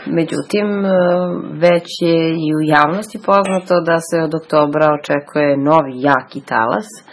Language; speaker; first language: Serbian; native; Serbian